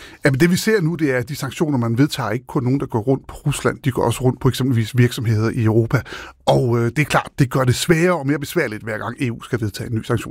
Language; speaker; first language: Danish; native; Danish